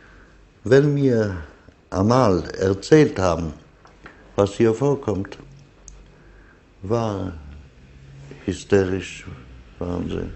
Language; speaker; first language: German; non-native, learner; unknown